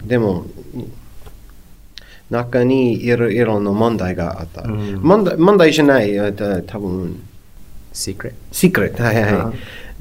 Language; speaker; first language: Japanese; non-native, learner; English